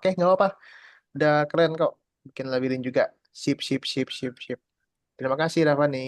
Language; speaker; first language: Indonesian; native; Indonesian